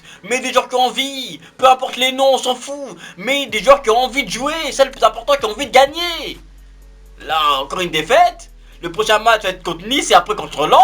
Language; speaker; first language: French; native; French